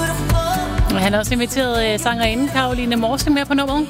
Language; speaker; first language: Danish; native; Danish